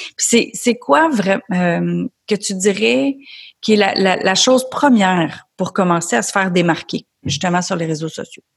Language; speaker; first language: French; native; French